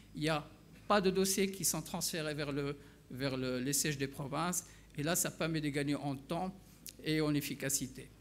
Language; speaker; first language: French; non-native, local second language; Arabic